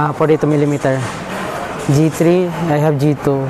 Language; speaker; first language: English; non-native, learner; Filipino